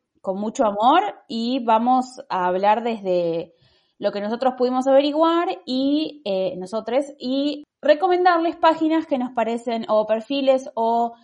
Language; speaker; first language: Spanish; native; Spanish